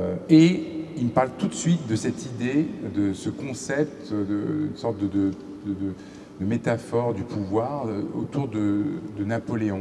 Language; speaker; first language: French; native; French